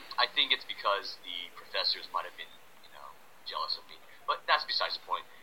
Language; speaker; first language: English; native; English